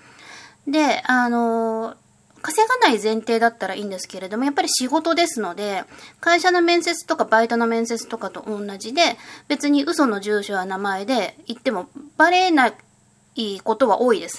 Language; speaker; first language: Japanese; native; Japanese